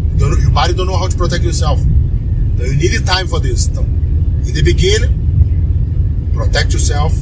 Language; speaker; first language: English; non-native, learner; Portuguese